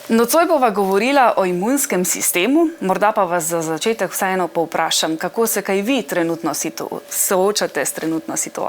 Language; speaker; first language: Slovenian; native; Slovenian